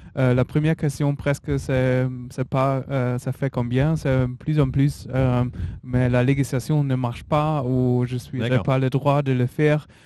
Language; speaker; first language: French; non-native, learner; German